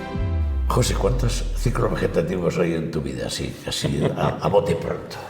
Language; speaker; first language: Spanish; native; Spanish